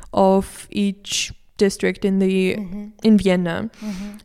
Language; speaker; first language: English; non-native, fluent; Russian